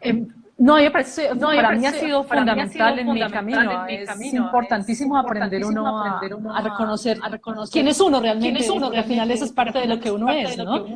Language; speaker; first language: Spanish; native; Spanish